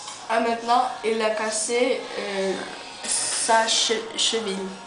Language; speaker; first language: French; non-native, learner; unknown